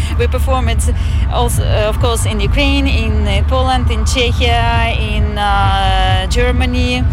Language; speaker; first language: English; non-native, fluent; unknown